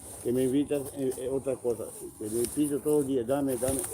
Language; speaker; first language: Spanish; non-native, learner; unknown